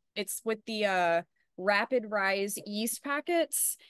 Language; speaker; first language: English; native; English